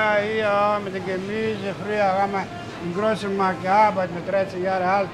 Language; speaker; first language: German; non-native, learner; Greek